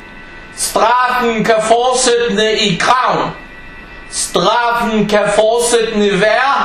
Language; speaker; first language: Danish; early bilingual, other home language; Arabic